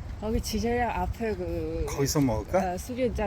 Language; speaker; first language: Korean; non-native, learner; Vietnamese